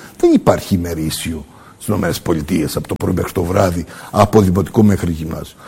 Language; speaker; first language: Greek; early bilingual, heritage; Greek